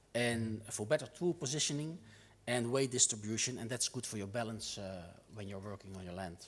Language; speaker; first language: English; non-native, fluent; Dutch